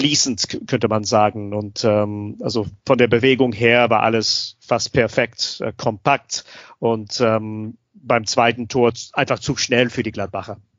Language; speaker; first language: German; non-native, fluent; English